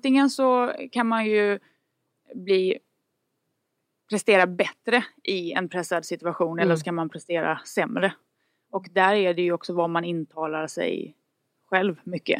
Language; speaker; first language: Swedish; native; Swedish